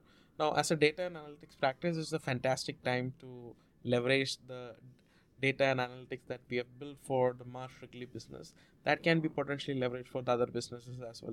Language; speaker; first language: English; non-native, local second language; Malayalam